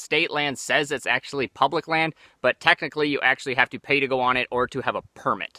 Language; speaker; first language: English; native; English